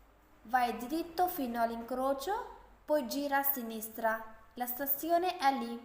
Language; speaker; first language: Italian; non-native, learner; Urdu